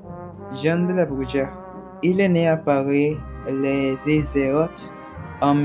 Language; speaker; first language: French; non-native, learner; Spanish